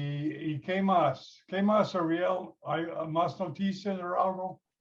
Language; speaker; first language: Spanish; non-native, learner; English